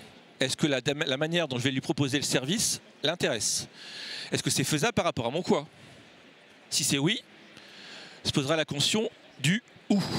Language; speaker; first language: French; native; French